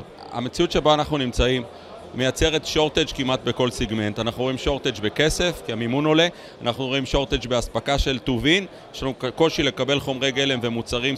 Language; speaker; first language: Hebrew; native; Hebrew